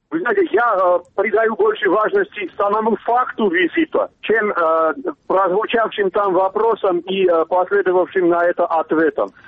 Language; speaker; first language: Russian; non-native, local second language; Armenian